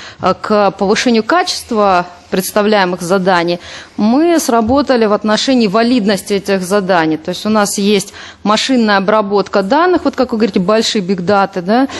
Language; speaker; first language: Russian; native; Russian